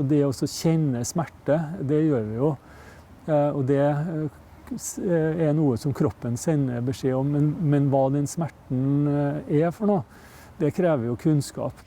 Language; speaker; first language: Norwegian; native; Norwegian